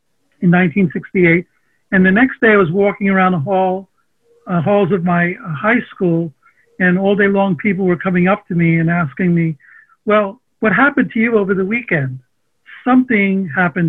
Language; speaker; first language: English; early bilingual, other home language; Armenian